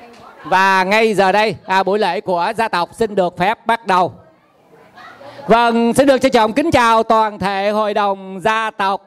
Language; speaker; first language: Vietnamese; native; Vietnamese